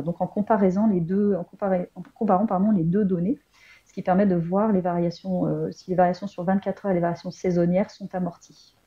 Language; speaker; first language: French; native; French